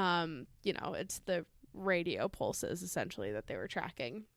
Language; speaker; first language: English; native; English